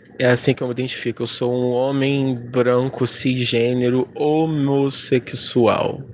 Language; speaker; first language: Portuguese; native; Portuguese